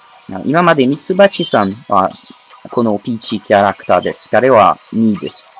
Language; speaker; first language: Japanese; non-native, learner; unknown